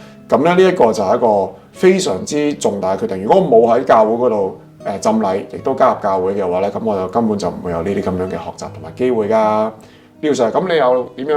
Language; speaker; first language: Cantonese; native; Cantonese